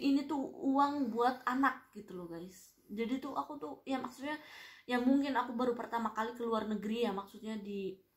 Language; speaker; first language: Indonesian; non-native, local second language; Javanese